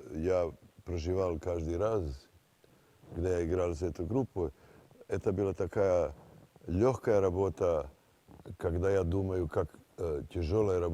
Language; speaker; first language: Russian; non-native, fluent; Serbian